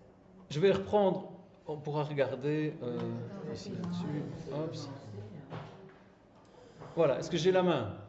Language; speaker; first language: French; native; French